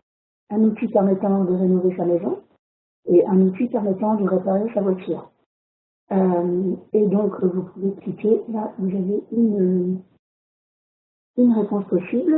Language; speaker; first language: French; native; French